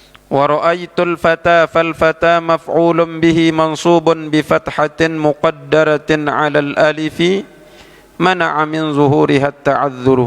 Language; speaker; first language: Arabic; non-native, fluent; Indonesian